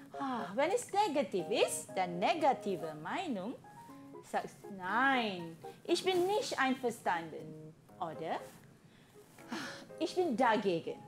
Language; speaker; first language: German; non-native, fluent; Malay